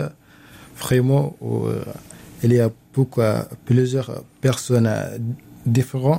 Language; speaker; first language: French; non-native, learner; Arabic